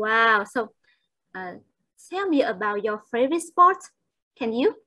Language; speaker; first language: English; non-native, fluent; Vietnamese